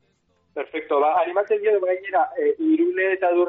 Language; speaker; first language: Basque; native; Basque